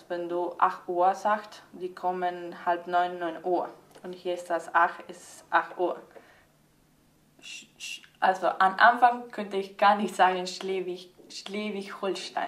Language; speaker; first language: German; early bilingual, heritage; Spanish